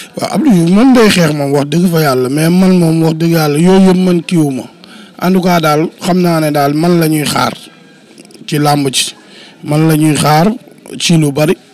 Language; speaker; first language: Wolof; native; Wolof